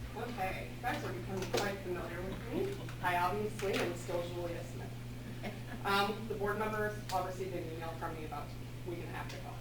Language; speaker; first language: English; native; English